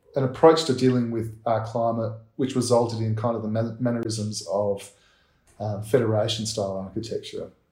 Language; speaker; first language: English; native; English